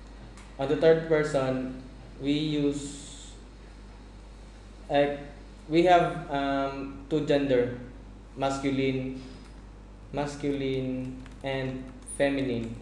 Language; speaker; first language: English; non-native, fluent; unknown